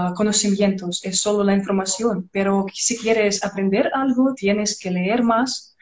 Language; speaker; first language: Spanish; non-native, learner; Russian